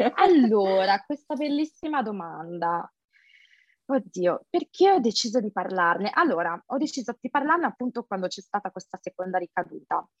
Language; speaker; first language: Italian; early bilingual, other home language; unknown